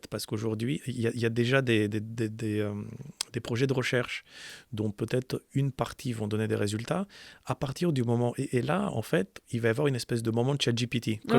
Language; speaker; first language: French; native; French